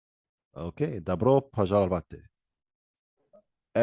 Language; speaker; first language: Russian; non-native, learner; English